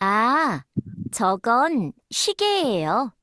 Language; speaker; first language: Korean; non-native, learner; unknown